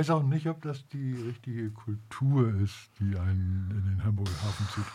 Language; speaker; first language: German; native; German